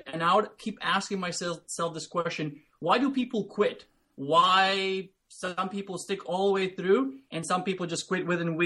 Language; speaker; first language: English; non-native, fluent; Latvian